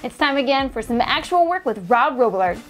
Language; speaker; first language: English; native; English